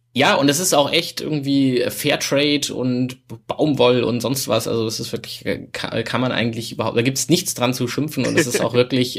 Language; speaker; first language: German; native; German